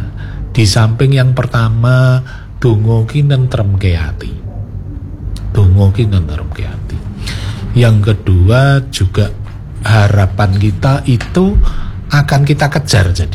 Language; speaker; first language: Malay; non-native, local second language; Javanese